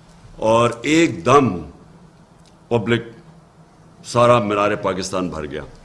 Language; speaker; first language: Urdu; native; Urdu